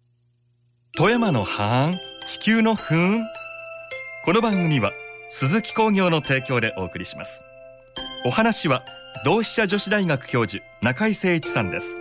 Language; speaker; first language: Japanese; native; Japanese